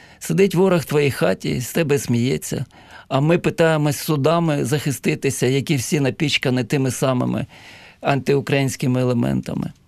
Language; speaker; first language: Ukrainian; native; Ukrainian